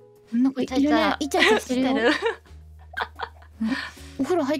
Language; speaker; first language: Japanese; native; Japanese